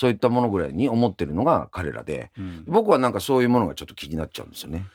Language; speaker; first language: Japanese; native; Japanese